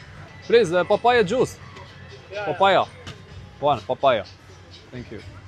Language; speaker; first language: English; non-native, learner; French